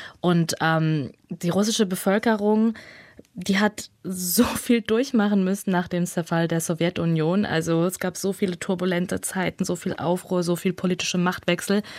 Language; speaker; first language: German; early bilingual, other home language; Russian